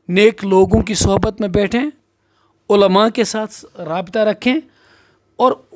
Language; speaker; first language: Urdu; non-native, local second language; Kashmiri